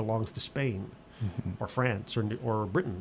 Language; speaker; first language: English; native; English